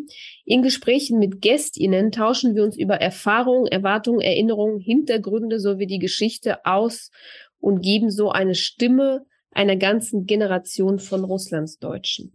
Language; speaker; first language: German; early bilingual, other home language; Russian